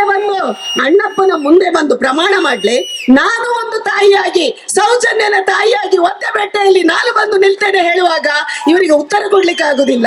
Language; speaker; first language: Kannada; native; Kannada